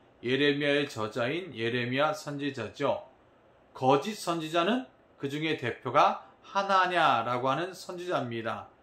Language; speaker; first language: Korean; native; Korean